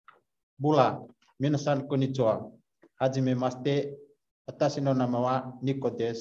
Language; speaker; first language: Japanese; non-native, learner; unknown